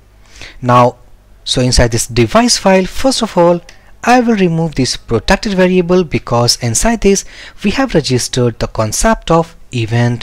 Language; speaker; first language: English; non-native, local second language; Hindi